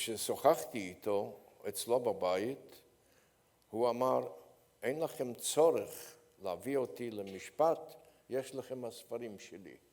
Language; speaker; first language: Hebrew; non-native, fluent; Polish